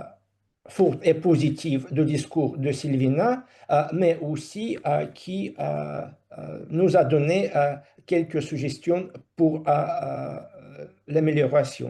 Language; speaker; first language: French; non-native, fluent; Russian